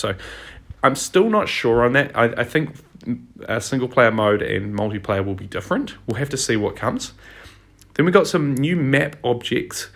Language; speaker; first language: English; native; English